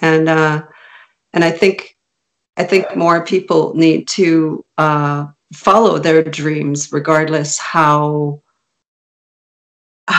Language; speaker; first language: English; non-native, fluent; Hungarian